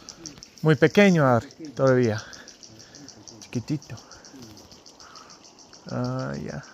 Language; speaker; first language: Spanish; non-native, learner; English